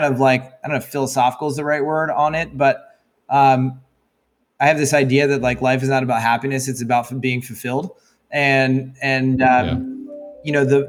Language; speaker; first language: English; native; English